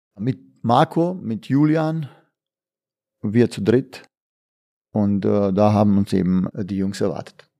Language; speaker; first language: German; non-native, fluent; Bosnian